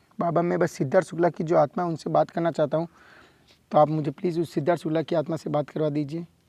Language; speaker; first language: Hindi; native; Hindi